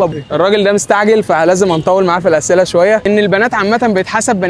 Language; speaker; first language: Arabic; native; Arabic